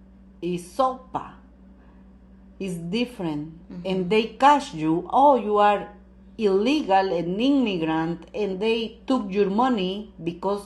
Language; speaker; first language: English; non-native, learner; Spanish